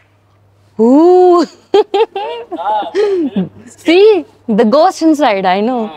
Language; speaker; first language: English; non-native, learner; Hindi